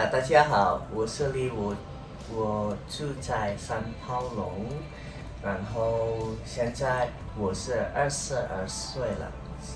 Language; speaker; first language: Chinese; non-native, learner; Indonesian